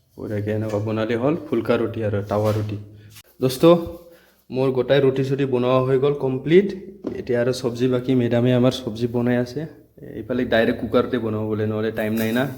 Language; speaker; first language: Assamese; non-native, local second language; Bodo